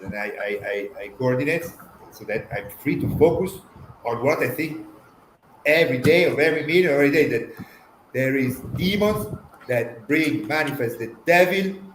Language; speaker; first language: English; non-native, fluent; Italian